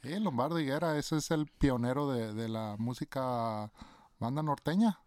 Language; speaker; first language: Spanish; early bilingual, other home language; English